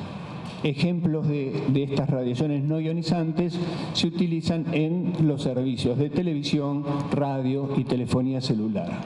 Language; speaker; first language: Spanish; native; Spanish